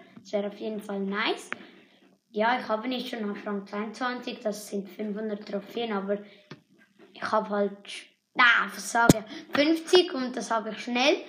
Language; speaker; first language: German; native; German